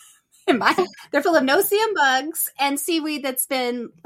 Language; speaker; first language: English; native; English